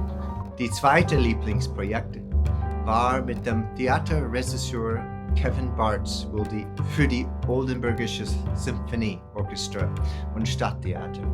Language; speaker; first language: German; non-native, fluent; English